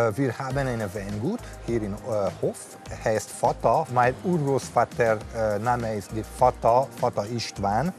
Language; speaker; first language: German; non-native, learner; Hungarian